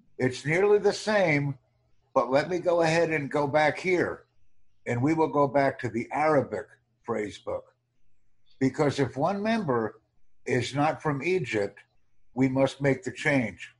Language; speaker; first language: English; non-native, fluent; Romanian